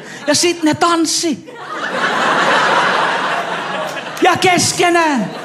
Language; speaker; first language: Finnish; native; Finnish